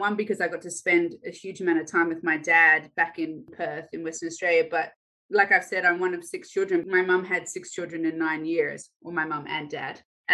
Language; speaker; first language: English; native; English